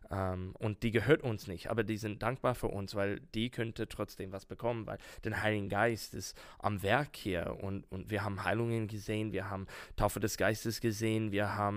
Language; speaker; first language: German; non-native, learner; English